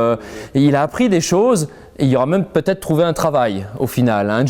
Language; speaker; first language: French; native; French